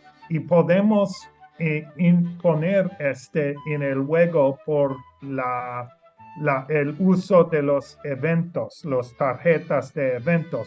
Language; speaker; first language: Spanish; non-native, learner; English